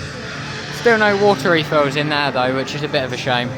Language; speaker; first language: English; native; English